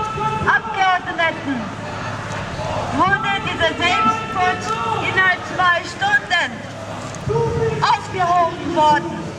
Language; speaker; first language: German; non-native, fluent; Korean